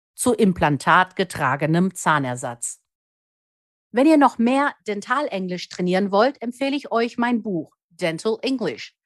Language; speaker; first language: German; native; German